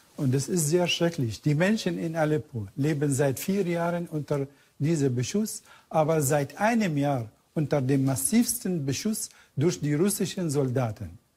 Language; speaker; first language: German; non-native, fluent; Arabic